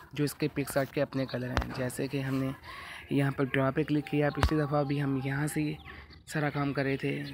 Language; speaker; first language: Urdu; non-native, local second language; Punjabi